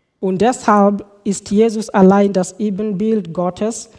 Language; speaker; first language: German; non-native, fluent; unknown